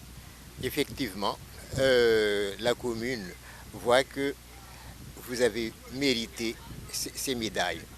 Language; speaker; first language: French; non-native, local second language; Malagasy